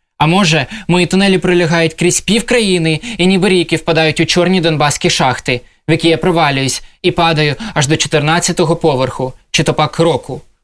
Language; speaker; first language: Ukrainian; non-native, local second language; Russian